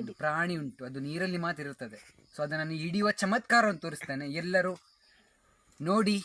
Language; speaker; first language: Kannada; non-native, local second language; Konkani